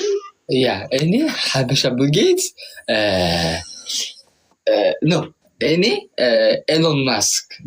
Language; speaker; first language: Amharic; non-native, learner; Tigrinya